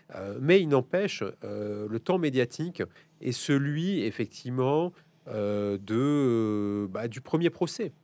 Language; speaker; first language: French; native; French